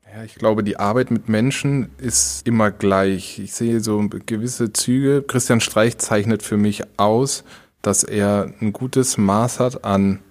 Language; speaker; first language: German; native; German